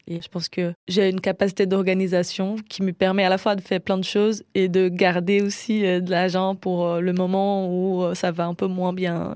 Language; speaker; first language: French; non-native, fluent; Portuguese